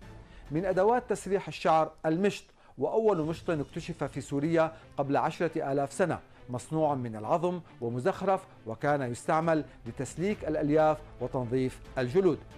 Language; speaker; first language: Arabic; native; Arabic